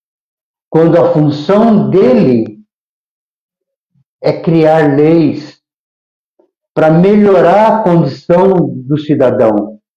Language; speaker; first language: Portuguese; native; Portuguese